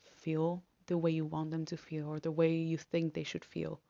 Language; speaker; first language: English; non-native, fluent; Spanish